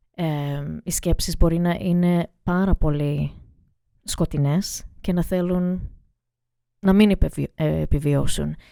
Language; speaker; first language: Greek; early bilingual, heritage; Greek